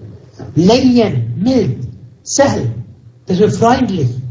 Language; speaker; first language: German; non-native, fluent; Arabic